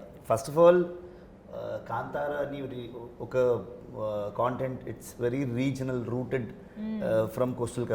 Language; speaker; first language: Telugu; non-native, learner; Kannada